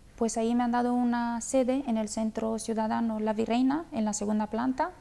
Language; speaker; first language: Spanish; non-native, fluent; Romanian